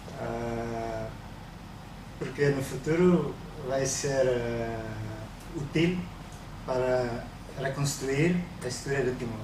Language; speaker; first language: Portuguese; non-native, learner; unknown